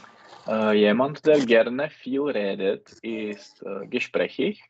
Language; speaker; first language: German; non-native, learner; Czech